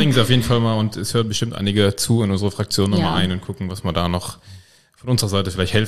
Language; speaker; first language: German; native; German